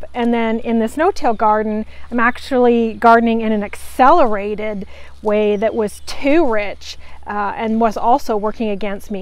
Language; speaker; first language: English; native; English